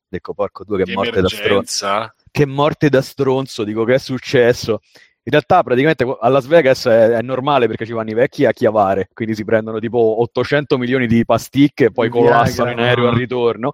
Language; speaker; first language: Italian; native; Italian